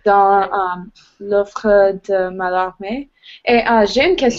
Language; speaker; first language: French; non-native, learner; English